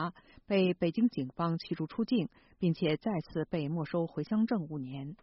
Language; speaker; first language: Chinese; native; Chinese